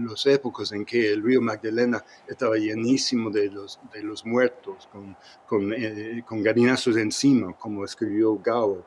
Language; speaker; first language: Spanish; non-native, fluent; English